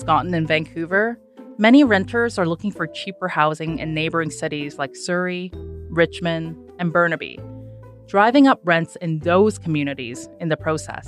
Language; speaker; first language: English; non-native, fluent; Persian